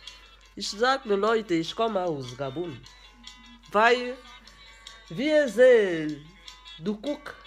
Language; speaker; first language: German; non-native, learner; French